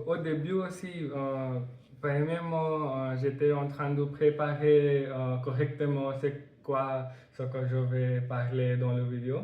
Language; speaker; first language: French; non-native, learner; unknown